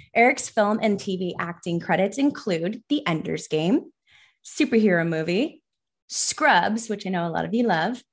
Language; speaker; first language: English; early bilingual, other home language; Persian